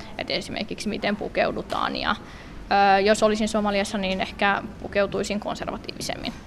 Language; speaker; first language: Finnish; early bilingual, other home language; Somali